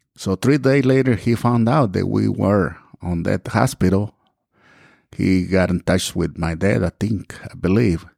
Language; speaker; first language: English; non-native, learner; Spanish